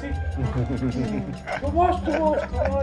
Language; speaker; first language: English; non-native, learner; Armenian